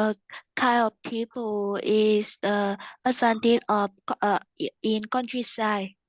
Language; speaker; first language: English; non-native, learner; Vietnamese